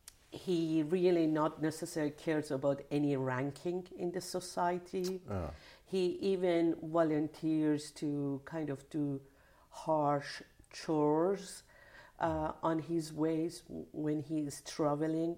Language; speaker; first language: English; non-native, fluent; Persian